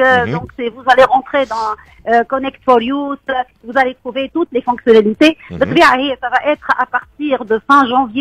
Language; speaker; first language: French; non-native, local second language; Arabic